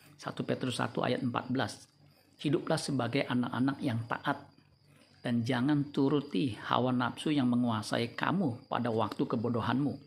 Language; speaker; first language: Indonesian; native; Indonesian